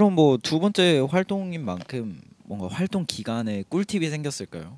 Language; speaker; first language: Korean; native; Korean